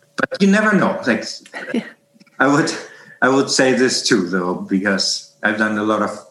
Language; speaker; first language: English; non-native, fluent; German